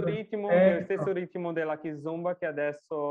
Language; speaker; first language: Italian; non-native, fluent; Portuguese